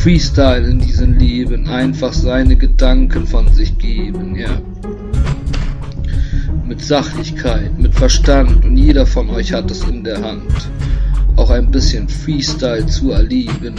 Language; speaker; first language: German; native; German